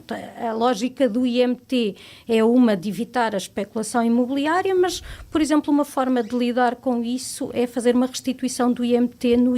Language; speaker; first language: Portuguese; native; Portuguese